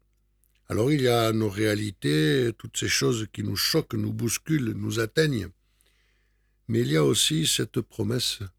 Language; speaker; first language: French; native; French